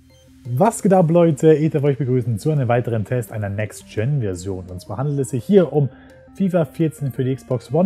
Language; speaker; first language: German; native; German